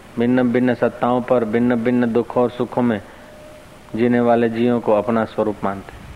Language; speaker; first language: Hindi; non-native, local second language; Sindhi